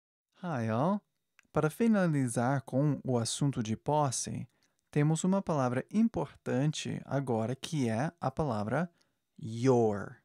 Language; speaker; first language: Portuguese; non-native, fluent; English